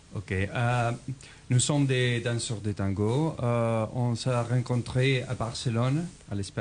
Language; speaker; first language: French; non-native, fluent; Spanish